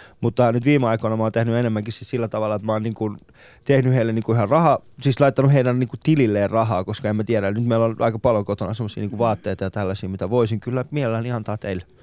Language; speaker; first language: Finnish; non-native, fluent; Persian